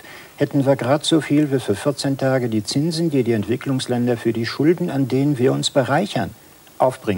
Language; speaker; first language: German; native; German